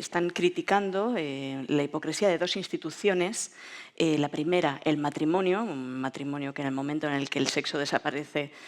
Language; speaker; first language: Spanish; native; Spanish